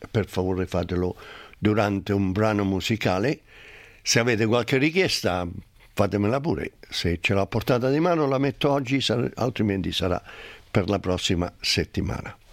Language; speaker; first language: Italian; native; Italian